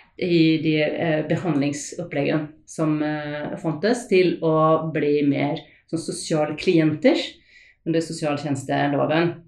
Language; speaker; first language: Norwegian; non-native, fluent; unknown